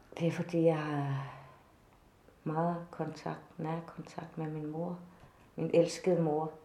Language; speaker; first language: Danish; non-native, local second language; Kalaallisut